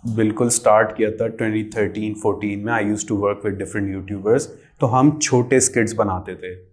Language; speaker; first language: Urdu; native; Urdu